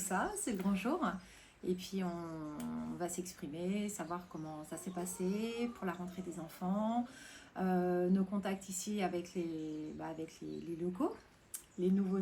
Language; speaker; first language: French; native; French